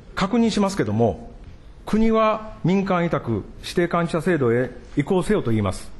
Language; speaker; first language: Japanese; native; Japanese